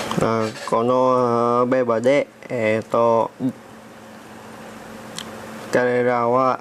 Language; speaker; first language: Japanese; non-native, learner; Vietnamese